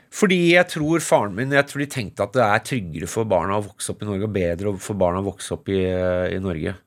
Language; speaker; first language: Norwegian; early bilingual, other home language; English